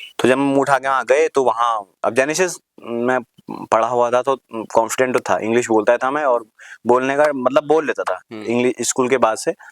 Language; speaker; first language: Hindi; native; Hindi